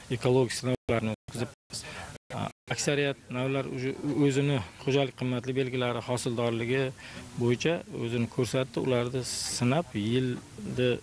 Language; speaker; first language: Uzbek; native; Uzbek